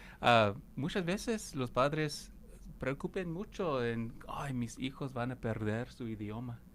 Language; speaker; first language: Spanish; non-native, fluent; English